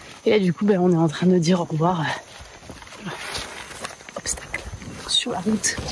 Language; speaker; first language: French; native; French